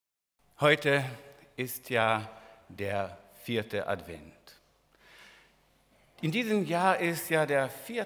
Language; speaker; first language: German; non-native, fluent; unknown